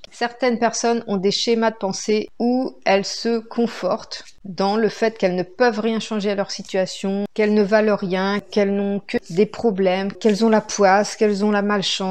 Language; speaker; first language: French; native; French